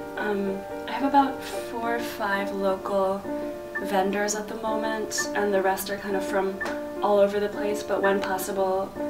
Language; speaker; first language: English; native; English